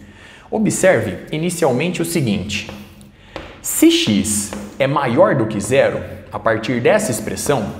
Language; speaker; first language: Portuguese; native; Portuguese